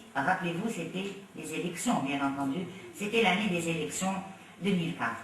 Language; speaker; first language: French; non-native, local second language; Arabic